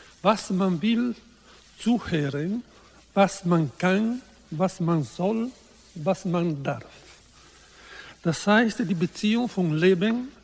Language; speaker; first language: German; non-native, learner; Italian